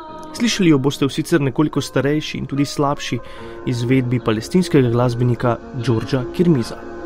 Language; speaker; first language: Slovenian; native; Slovenian